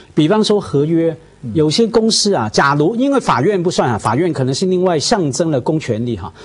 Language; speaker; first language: Chinese; non-native, fluent; Cantonese